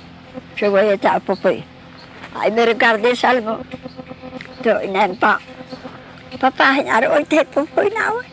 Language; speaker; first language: French; non-native, local second language; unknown